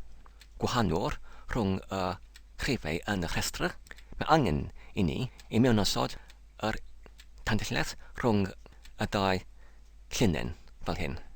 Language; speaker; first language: Welsh; non-native, fluent; English